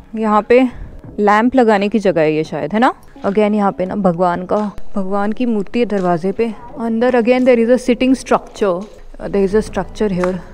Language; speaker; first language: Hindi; non-native, local second language; Marathi